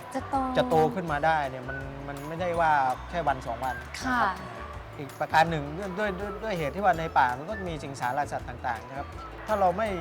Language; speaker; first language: Thai; native; Thai